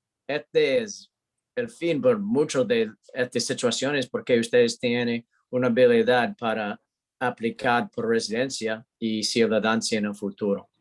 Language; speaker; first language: Spanish; non-native, learner; English